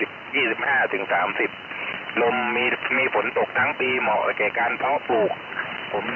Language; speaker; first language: Thai; native; Thai